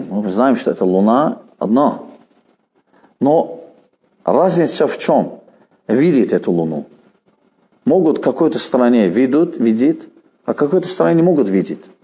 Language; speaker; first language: Russian; non-native, fluent; Azerbaijani